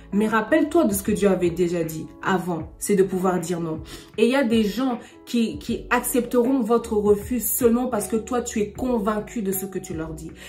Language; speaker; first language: French; non-native, local second language; Lingala